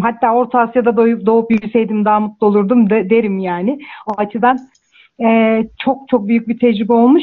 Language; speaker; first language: Turkish; native; Turkish